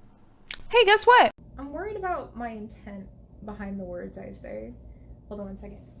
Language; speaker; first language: English; native; English